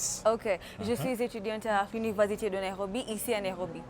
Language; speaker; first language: French; non-native, fluent; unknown